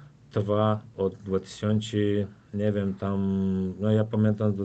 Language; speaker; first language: Polish; non-native, fluent; Turkmen